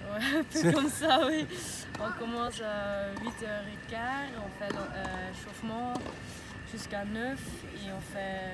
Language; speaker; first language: French; non-native, local second language; Dutch